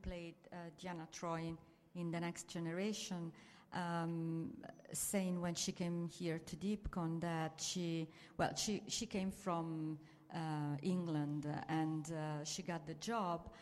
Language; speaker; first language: English; non-native, fluent; Italian